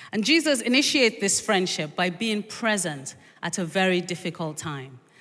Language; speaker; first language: English; native; English